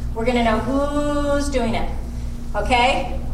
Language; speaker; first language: English; native; English